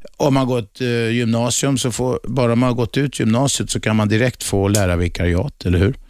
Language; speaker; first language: Swedish; native; Swedish